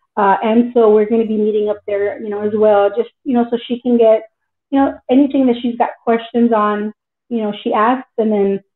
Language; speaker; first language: English; early bilingual, other home language; Spanish